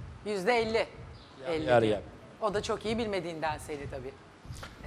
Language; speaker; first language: Turkish; native; Turkish